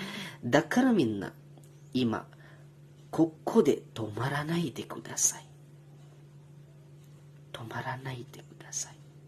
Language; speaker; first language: Japanese; non-native, learner; Indonesian